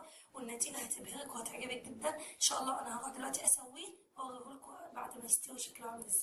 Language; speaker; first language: Arabic; native; Arabic